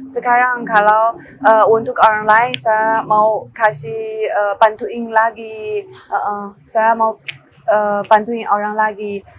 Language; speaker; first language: Indonesian; non-native, learner; Chinese